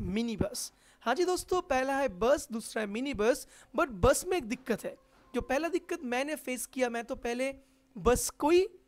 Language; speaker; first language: Hindi; non-native, local second language; Bangla